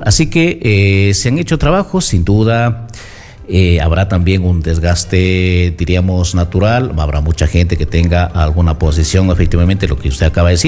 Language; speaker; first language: Spanish; native; Spanish